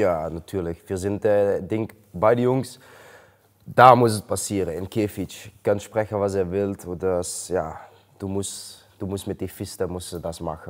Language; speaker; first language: German; non-native, learner; Dutch